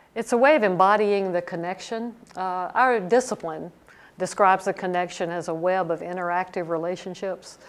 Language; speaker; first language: English; native; English